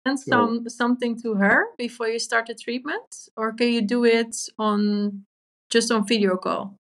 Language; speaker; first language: English; non-native, fluent; Dutch